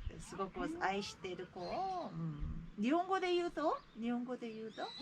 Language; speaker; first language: Japanese; non-native, fluent; Korean